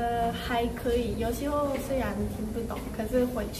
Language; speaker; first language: Chinese; non-native, fluent; Japanese